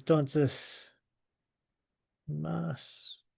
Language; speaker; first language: Spanish; non-native, fluent; English